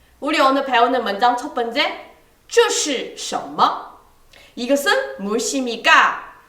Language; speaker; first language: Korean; non-native, fluent; Chinese